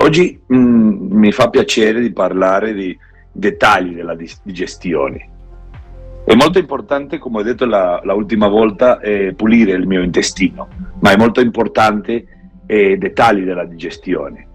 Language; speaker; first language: Italian; non-native, fluent; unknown